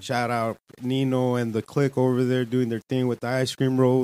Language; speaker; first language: English; early bilingual, other home language; Spanish